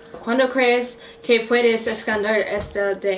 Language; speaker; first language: Spanish; non-native, learner; English